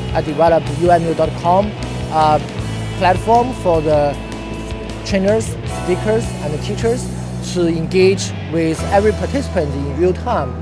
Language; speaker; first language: English; non-native, fluent; Chinese